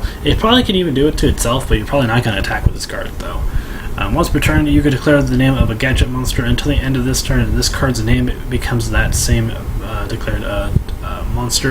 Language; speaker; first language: English; native; English